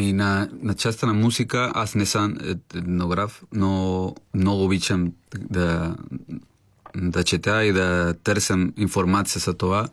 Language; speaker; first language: Bulgarian; non-native, learner; Spanish